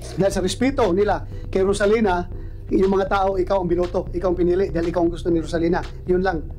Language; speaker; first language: Filipino; non-native, local second language; Cebuano